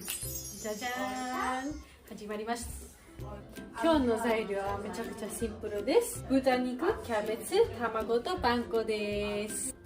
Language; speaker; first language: Japanese; non-native, fluent; Georgian